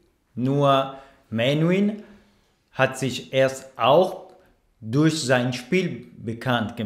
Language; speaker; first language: German; non-native, fluent; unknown